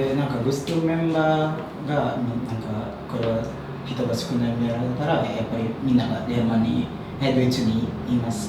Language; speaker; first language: Japanese; non-native, fluent; Indonesian